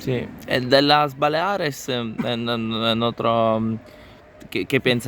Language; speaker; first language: Spanish; non-native, learner; Italian